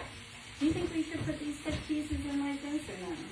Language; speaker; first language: English; native; English